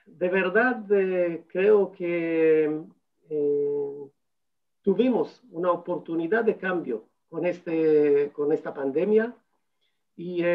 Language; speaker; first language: Spanish; non-native, fluent; Hebrew